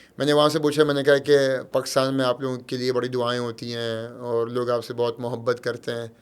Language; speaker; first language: Urdu; early bilingual, heritage; Arabic